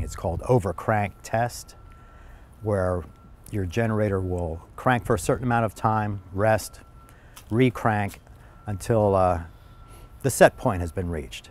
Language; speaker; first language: English; native; English